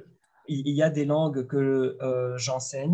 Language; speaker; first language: French; non-native, local second language; Arabic